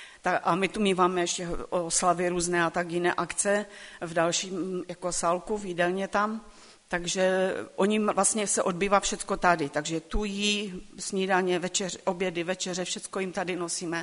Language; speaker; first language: Czech; non-native, local second language; Polish